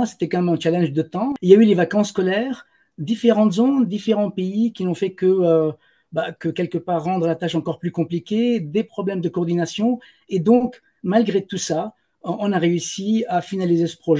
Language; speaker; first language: French; native; French